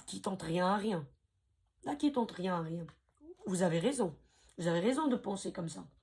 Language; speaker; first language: French; native; French